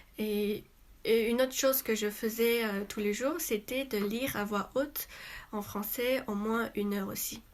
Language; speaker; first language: French; non-native, fluent; Chinese